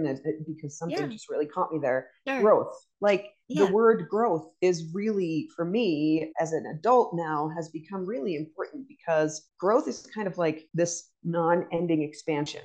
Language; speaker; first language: English; native; English